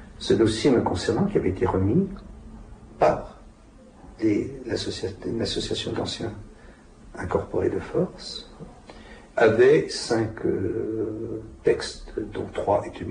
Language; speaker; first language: French; native; French